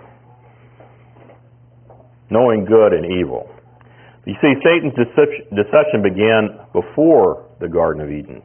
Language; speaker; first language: English; native; English